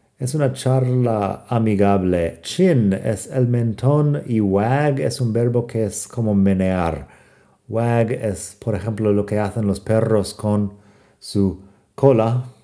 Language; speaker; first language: Spanish; non-native, fluent; English